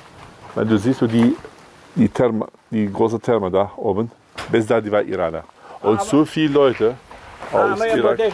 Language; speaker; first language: German; non-native, learner; Kurdish